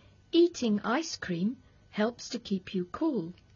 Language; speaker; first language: English; non-native, fluent; Spanish